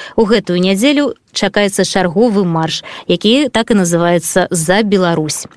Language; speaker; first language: Belarusian; native; Belarusian